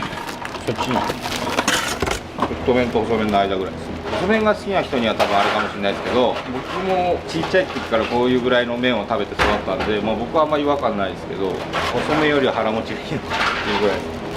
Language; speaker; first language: Japanese; native; Japanese